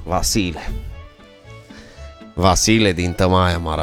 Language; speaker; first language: Romanian; native; Romanian